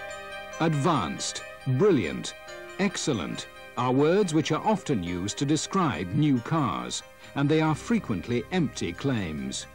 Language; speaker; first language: English; native; English